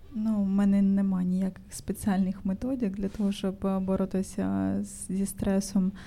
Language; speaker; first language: Ukrainian; native; Ukrainian